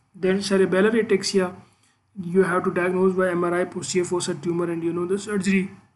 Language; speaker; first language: English; non-native, local second language; Urdu